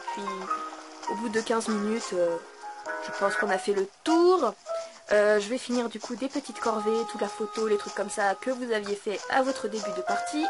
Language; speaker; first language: French; native; French